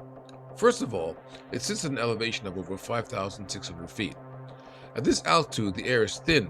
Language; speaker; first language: English; native; English